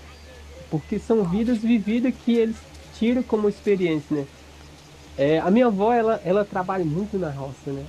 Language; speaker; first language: Portuguese; non-native, local second language; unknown